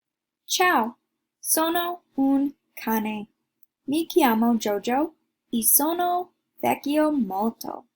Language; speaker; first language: Italian; non-native, learner; English